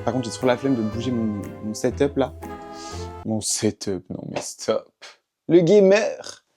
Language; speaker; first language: French; native; French